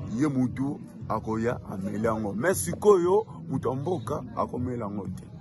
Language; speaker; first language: Lingala; non-native, local second language; Kongo